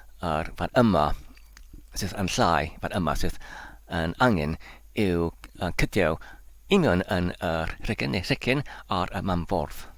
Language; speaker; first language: Welsh; non-native, learner; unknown